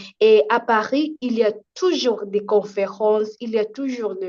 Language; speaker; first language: French; non-native, fluent; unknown